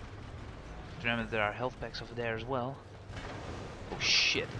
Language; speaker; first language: English; non-native, fluent; Dutch